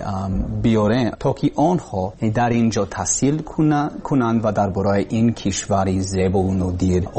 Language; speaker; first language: Persian; non-native, learner; English